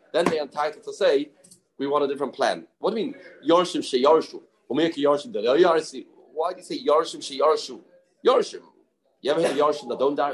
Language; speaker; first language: English; native; English